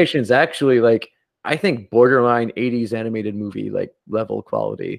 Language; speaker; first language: English; native; English